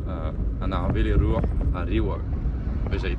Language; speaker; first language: Arabic; non-native, learner; French